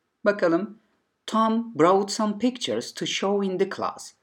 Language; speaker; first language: English; non-native, fluent; Turkish